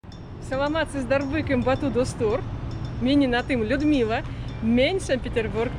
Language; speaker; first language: Kyrgyz; non-native, learner; Russian